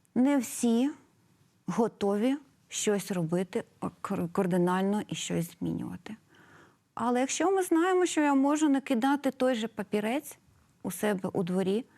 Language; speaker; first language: Ukrainian; native; Ukrainian